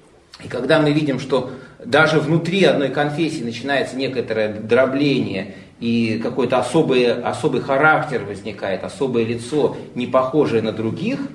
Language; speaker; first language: Russian; native; Russian